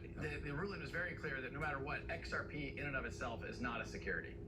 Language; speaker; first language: English; native; English